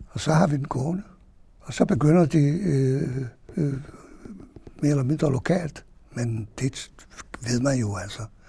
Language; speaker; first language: Danish; non-native, fluent; Hungarian